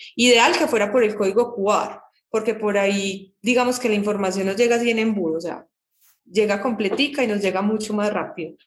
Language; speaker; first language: Spanish; native; Spanish